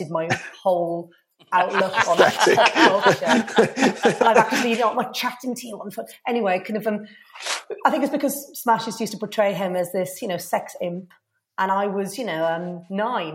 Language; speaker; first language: English; native; English